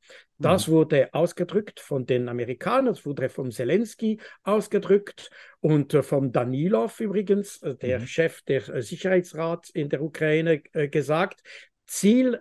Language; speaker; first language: German; non-native, fluent; French